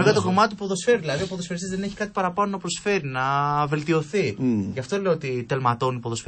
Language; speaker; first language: Greek; native; Greek